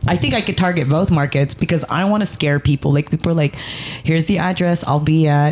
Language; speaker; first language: English; native; English